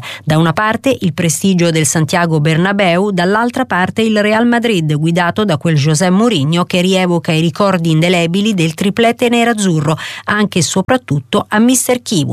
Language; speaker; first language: Italian; native; Italian